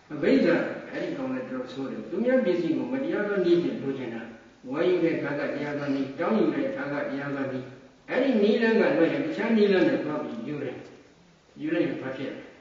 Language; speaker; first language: Burmese; native; Burmese